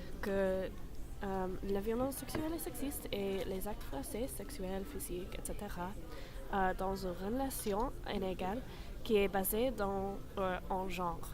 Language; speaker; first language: French; non-native, learner; English